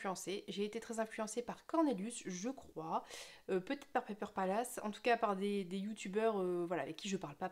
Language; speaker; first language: French; native; French